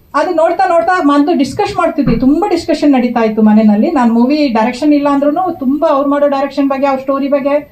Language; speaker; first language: Kannada; non-native, local second language; Kodava